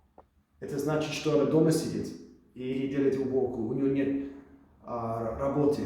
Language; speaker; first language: Russian; non-native, fluent; English